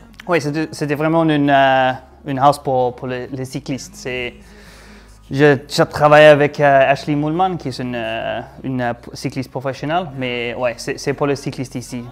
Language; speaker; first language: French; non-native, fluent; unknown